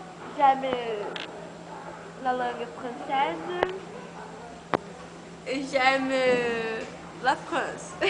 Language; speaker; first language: French; non-native, learner; Portuguese